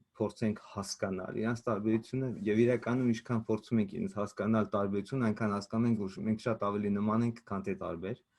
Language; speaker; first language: Armenian; native; Armenian